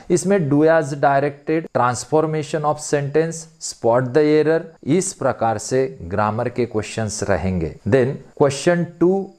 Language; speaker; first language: Hindi; non-native, local second language; Marathi